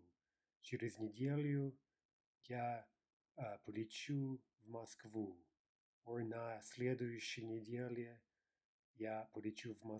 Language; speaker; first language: Russian; non-native, fluent; English